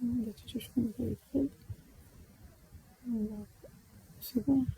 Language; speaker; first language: French; non-native, local second language; Arabic